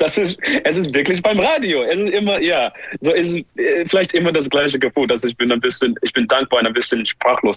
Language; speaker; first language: German; non-native, learner; English